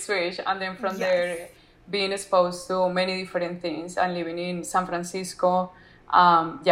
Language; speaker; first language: English; non-native, fluent; Spanish